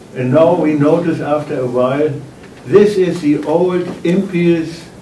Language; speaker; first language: English; non-native, fluent; German